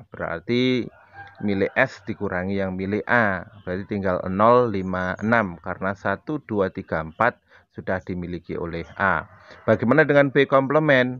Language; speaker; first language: Indonesian; native; Indonesian